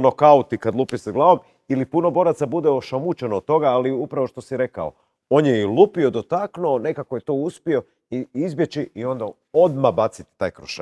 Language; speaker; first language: Croatian; native; Croatian